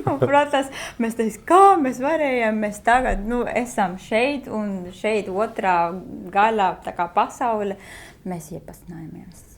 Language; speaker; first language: Latvian; non-native, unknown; Spanish